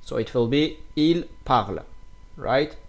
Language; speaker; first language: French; non-native, fluent; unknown